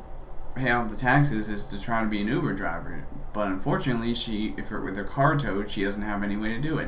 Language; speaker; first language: English; native; English